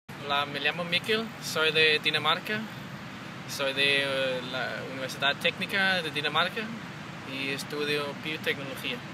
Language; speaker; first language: Spanish; non-native, learner; Danish